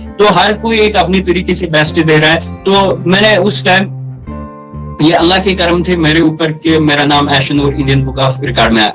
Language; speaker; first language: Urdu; non-native, local second language; Kashmiri